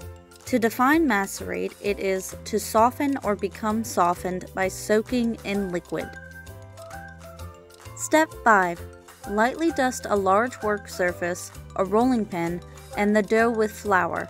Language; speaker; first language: English; native; English